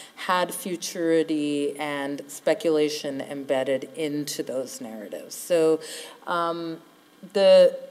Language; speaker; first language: English; native; English